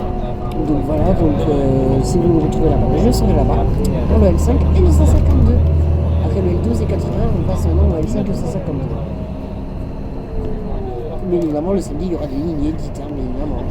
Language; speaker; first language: French; native; French